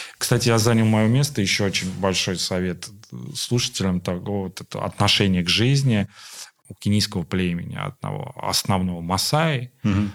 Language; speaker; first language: Russian; non-native, local second language; Armenian